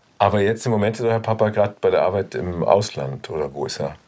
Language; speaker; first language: German; native; German